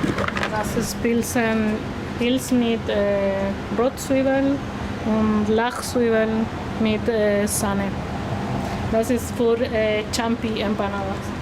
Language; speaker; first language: German; non-native, learner; Spanish